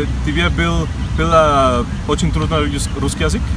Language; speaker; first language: Russian; non-native, learner; Spanish